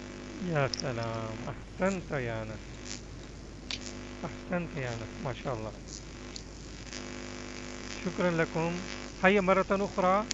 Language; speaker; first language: Arabic; non-native, fluent; Urdu